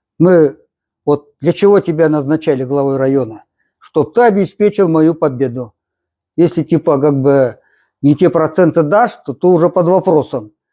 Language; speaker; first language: Russian; non-native, local second language; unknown